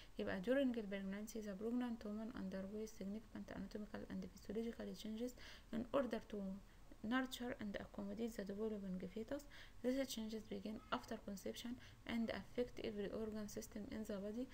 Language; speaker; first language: English; non-native, fluent; Arabic